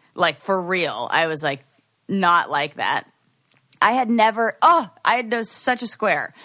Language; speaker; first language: English; native; English